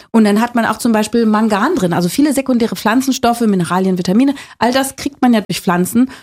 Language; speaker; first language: German; native; German